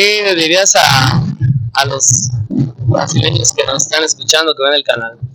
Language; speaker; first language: Spanish; non-native, fluent; Portuguese